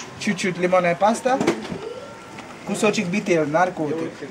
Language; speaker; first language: Russian; non-native, learner; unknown